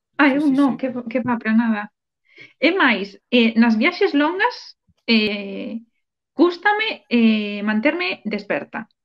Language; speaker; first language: Galician; non-native, local second language; Spanish